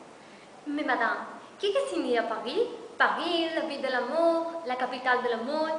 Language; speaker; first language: French; non-native, learner; Spanish